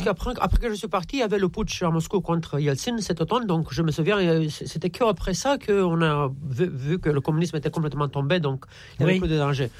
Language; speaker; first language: French; non-native, fluent; Romanian